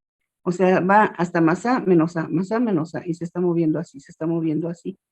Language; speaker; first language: Spanish; native; Spanish